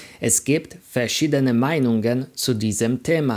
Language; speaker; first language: German; non-native, fluent; Polish